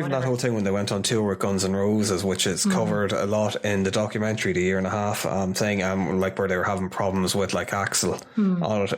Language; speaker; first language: English; native; English